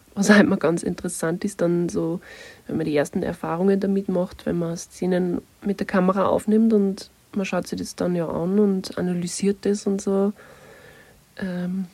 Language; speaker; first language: German; native; German